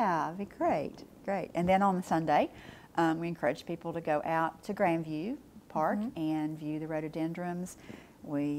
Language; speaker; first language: English; native; English